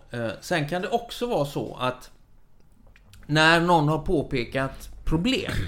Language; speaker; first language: Swedish; native; Swedish